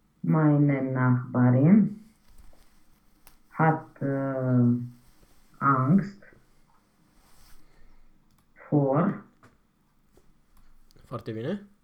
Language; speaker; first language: German; non-native, learner; Romanian